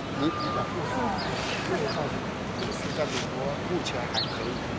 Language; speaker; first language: Chinese; native; Chinese